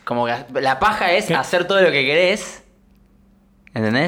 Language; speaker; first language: Spanish; native; Spanish